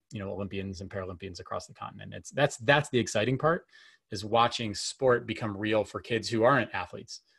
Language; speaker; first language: English; native; English